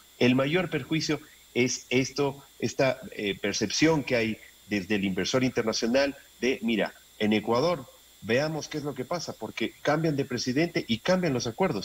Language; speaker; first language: Spanish; native; Spanish